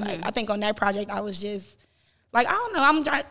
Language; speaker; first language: English; native; English